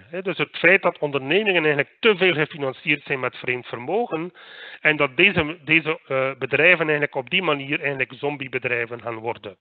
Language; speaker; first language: Dutch; native; Dutch